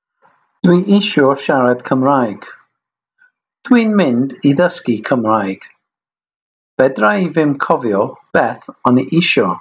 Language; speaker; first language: Welsh; non-native, learner; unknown